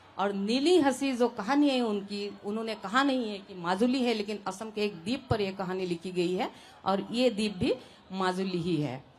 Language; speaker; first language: Hindi; non-native, local second language; Assamese